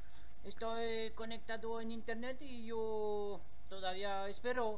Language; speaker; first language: Spanish; non-native, learner; French